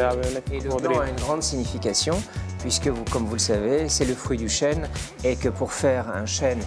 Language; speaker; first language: French; native; French